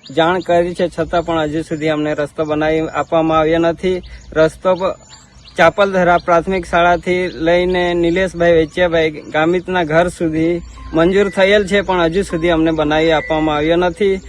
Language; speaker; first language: Gujarati; non-native, local second language; Gamit